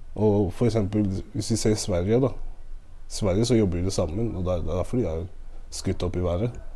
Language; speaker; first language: Norwegian; native; Norwegian